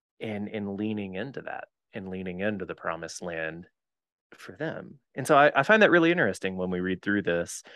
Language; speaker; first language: English; native; English